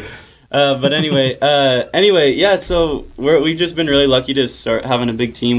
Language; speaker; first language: English; native; English